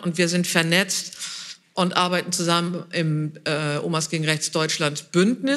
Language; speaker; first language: German; native; German